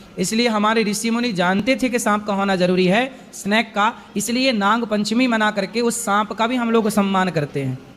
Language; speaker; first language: Hindi; native; Hindi